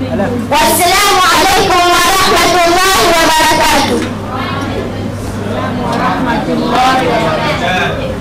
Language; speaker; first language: Arabic; non-native, learner; Swahili